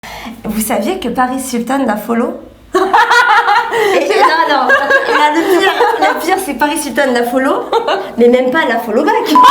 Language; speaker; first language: French; native; French